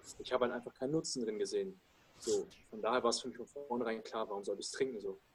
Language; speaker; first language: German; early bilingual, other home language; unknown